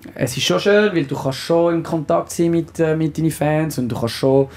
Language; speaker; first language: German; non-native, fluent; French